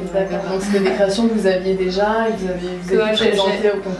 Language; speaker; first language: French; native; French